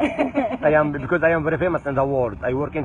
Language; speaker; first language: English; non-native, learner; Arabic